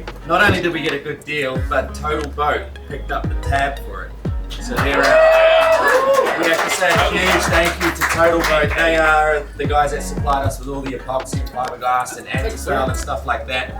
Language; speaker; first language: English; native; English